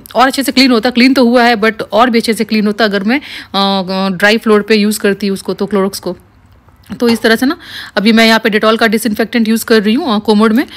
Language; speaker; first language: Hindi; native; Hindi